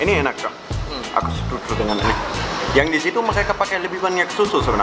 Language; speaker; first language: Indonesian; non-native, fluent; German